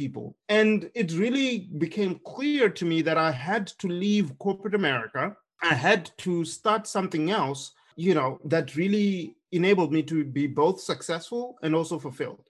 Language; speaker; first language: English; non-native, local second language; Shona